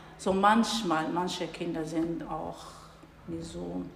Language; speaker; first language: German; non-native, learner; Arabic